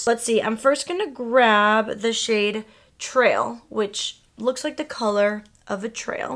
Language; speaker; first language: English; early bilingual, other home language; Spanish